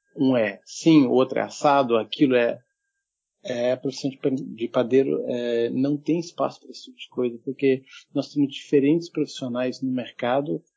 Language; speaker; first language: Portuguese; early bilingual, heritage; German